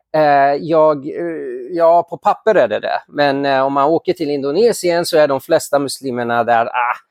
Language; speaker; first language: Swedish; non-native, fluent; Persian